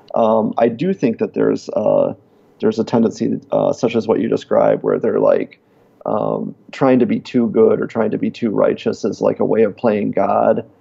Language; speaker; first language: English; native; English